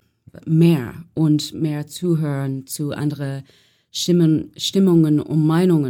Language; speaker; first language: German; non-native, learner; English